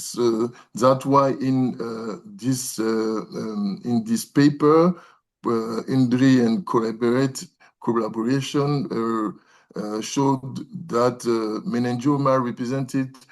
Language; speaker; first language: English; non-native, learner; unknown